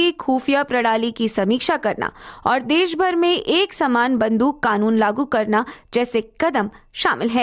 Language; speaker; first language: Hindi; native; Hindi